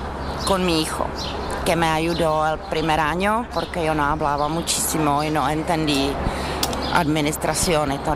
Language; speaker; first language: Spanish; non-native, fluent; Czech